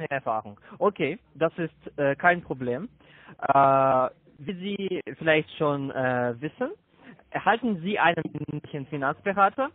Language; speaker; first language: German; non-native, learner; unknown